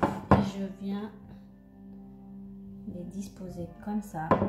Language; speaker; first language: French; non-native, local second language; Arabic